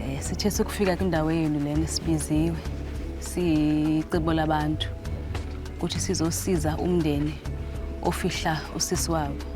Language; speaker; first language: Zulu; non-native, local second language; Xhosa